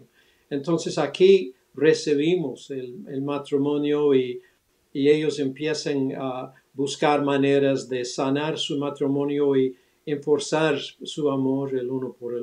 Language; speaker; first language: Spanish; early bilingual, other home language; English